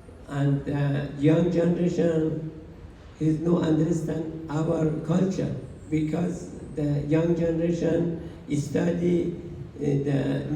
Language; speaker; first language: English; non-native, learner; Persian